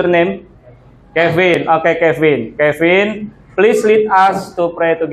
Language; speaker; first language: English; non-native, learner; Indonesian